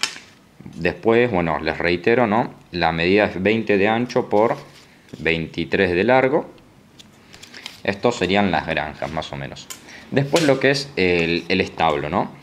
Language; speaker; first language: Spanish; native; Spanish